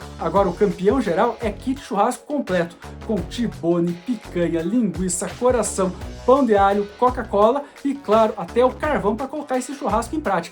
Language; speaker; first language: Portuguese; native; Portuguese